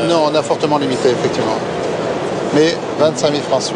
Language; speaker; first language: French; non-native, learner; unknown